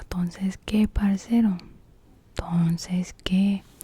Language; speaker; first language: Spanish; early bilingual, heritage; Spanish